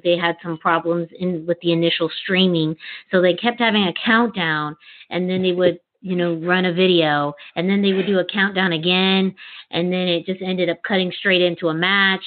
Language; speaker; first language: English; non-native, fluent; Spanish